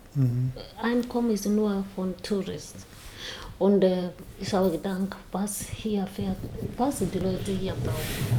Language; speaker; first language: German; non-native, learner; Swahili